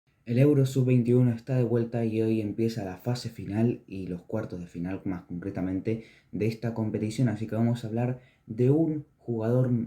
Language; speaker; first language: Spanish; native; Spanish